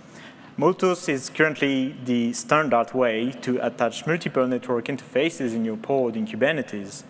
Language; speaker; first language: English; non-native, fluent; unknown